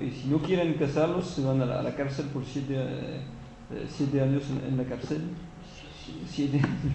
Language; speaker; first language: Spanish; non-native, fluent; French